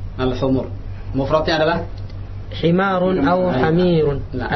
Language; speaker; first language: Arabic; non-native, learner; Indonesian